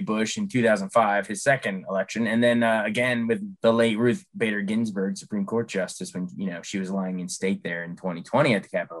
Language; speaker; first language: English; native; English